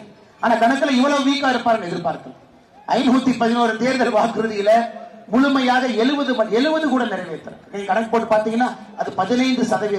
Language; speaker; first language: Tamil; native; Tamil